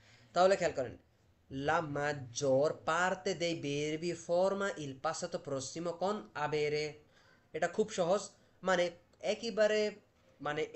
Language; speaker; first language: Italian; non-native, fluent; Bangla